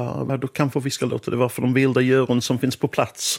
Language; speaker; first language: Swedish; native; Swedish